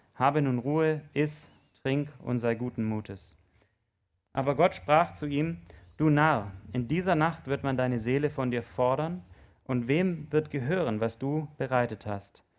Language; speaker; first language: German; native; German